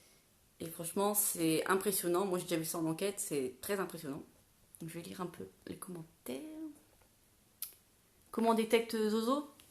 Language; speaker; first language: French; native; French